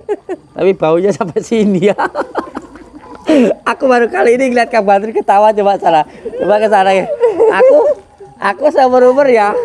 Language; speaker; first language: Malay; non-native, local second language; Javanese